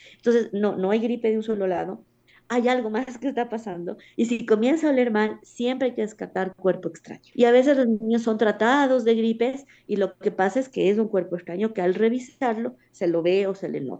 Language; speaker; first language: Spanish; native; Spanish